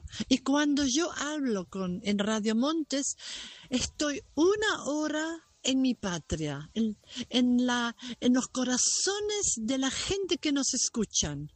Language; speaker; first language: Spanish; non-native, local second language; German